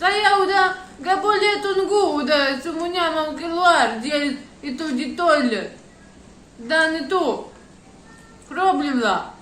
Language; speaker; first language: Indonesian; non-native, learner; Russian